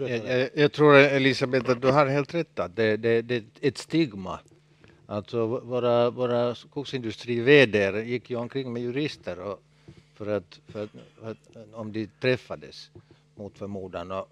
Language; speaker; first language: Swedish; non-native, local second language; Finnish